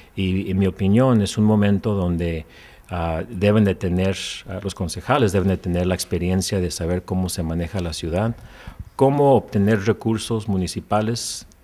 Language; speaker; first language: Spanish; early bilingual, heritage; Spanish